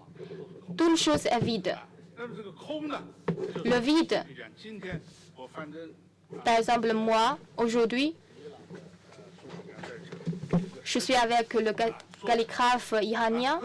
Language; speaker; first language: French; non-native, fluent; Chinese